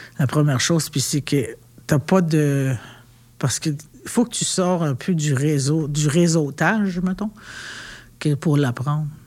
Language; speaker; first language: French; non-native, local second language; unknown